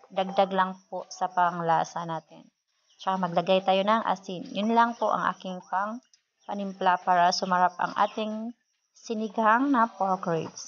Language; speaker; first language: Filipino; non-native, local second language; Cebuano